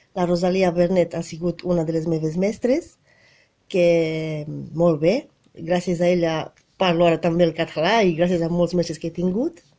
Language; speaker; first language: Catalan; non-native, fluent; Romanian